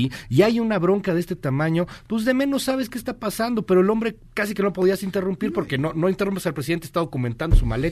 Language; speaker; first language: Spanish; native; Spanish